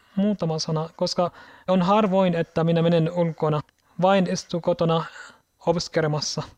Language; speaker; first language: Finnish; non-native, learner; Arabic